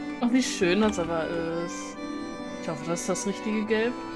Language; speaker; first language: German; native; German